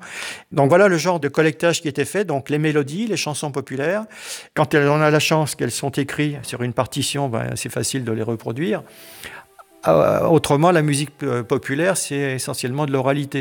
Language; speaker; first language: French; native; French